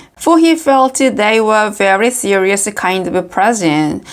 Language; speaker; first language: English; non-native, fluent; Korean